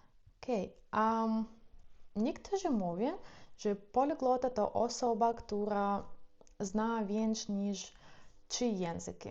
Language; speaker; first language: Polish; non-native, fluent; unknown